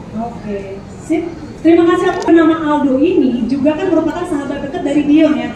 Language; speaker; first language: Indonesian; native; Indonesian